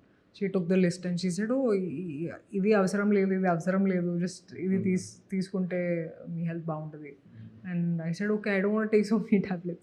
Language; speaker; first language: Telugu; non-native, local second language; Hindi